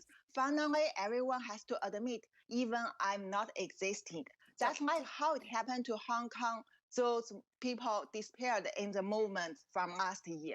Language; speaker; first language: English; non-native, fluent; Chinese